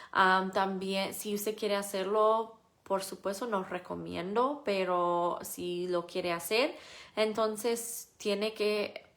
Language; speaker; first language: Spanish; non-native, fluent; English